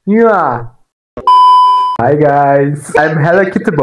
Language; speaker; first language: English; non-native, learner; Turkish